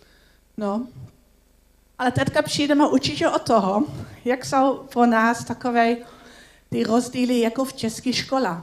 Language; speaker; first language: Czech; non-native, learner; Dutch